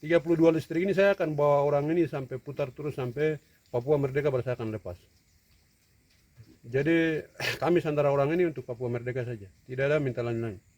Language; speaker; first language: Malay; non-native, local second language; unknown